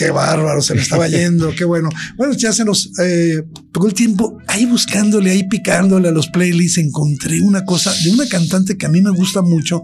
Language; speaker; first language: Spanish; native; Spanish